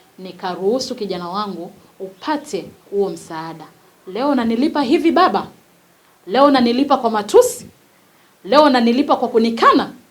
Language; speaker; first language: Swahili; native; Swahili